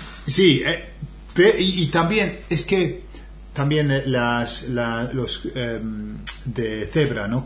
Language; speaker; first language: Spanish; non-native, fluent; English